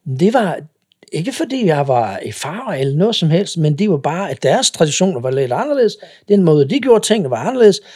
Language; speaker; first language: Danish; non-native, fluent; English